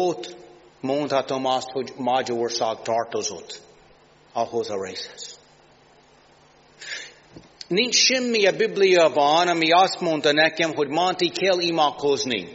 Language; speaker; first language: Hungarian; non-native, learner; English